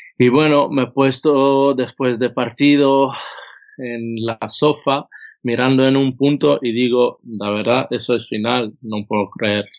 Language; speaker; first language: Spanish; non-native, fluent; Croatian